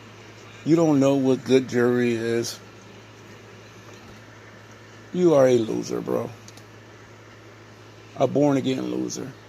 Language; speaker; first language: English; native; English